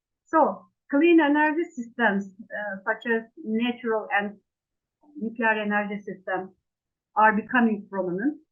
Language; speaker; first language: English; non-native, fluent; Turkish